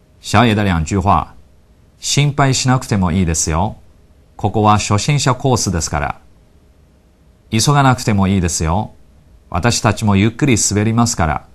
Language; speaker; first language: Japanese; non-native, fluent; Chinese